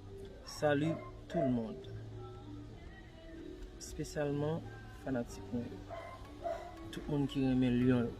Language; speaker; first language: French; non-native, local second language; Haitian Creole